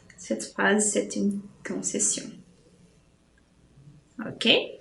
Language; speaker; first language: French; non-native, fluent; Portuguese